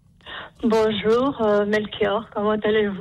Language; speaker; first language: French; non-native, fluent; Spanish